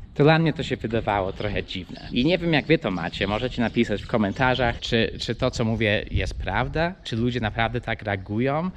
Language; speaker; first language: Polish; early bilingual, heritage; English